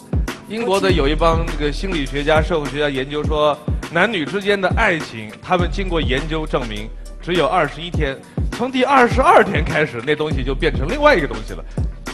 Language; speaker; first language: Chinese; native; Chinese